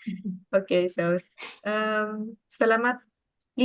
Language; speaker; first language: Indonesian; non-native, learner; Vietnamese